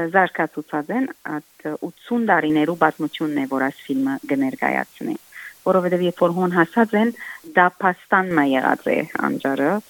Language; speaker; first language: Armenian; native; Armenian